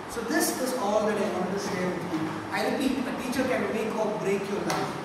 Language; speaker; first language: English; non-native, local second language; Malayalam